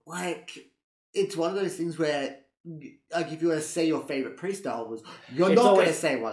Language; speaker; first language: English; native; English